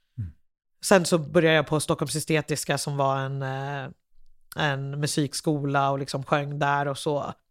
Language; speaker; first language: Swedish; early bilingual, other home language; English